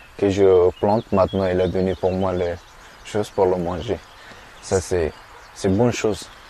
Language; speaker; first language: French; non-native, learner; Persian